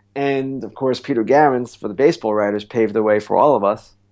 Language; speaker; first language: English; native; English